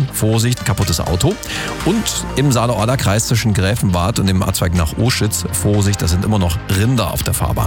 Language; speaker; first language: German; native; German